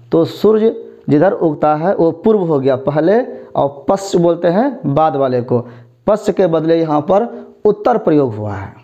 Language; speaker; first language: Hindi; native; Hindi